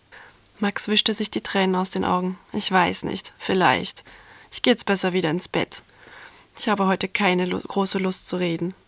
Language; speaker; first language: German; native; German